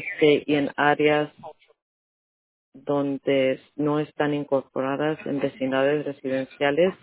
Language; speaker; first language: Spanish; early bilingual, heritage; Spanish